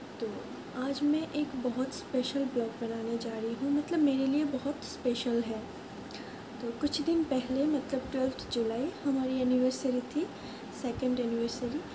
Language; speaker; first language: Hindi; non-native, local second language; Bangla